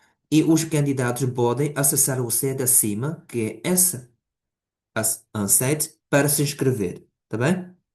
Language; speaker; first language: Portuguese; non-native, fluent; Chinese